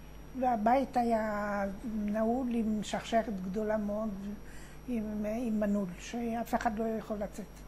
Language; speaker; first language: Hebrew; non-native, fluent; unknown